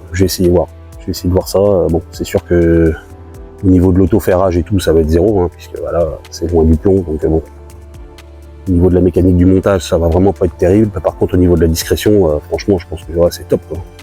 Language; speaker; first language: French; native; French